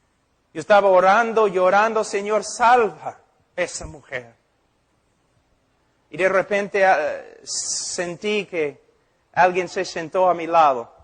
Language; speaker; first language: Spanish; non-native, fluent; English